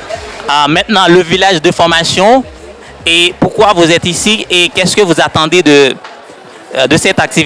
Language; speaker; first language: French; native; French